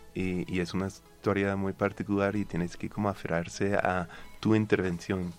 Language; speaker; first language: Spanish; non-native, fluent; English